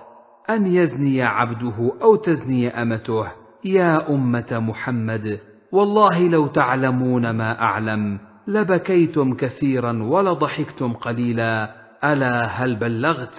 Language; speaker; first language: Arabic; native; Arabic